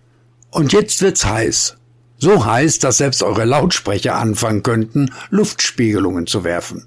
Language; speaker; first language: German; native; German